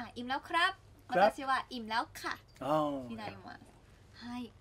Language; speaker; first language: Japanese; non-native, learner; Thai